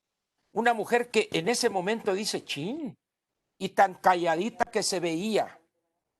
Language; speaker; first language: Spanish; native; Spanish